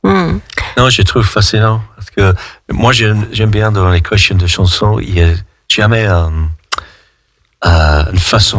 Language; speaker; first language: French; non-native, fluent; English